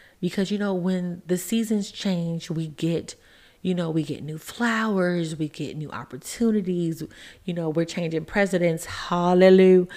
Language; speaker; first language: English; native; English